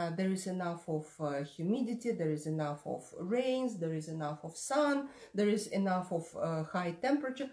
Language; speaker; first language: English; non-native, fluent; Russian